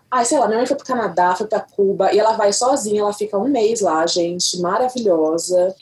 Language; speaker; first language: Portuguese; native; Portuguese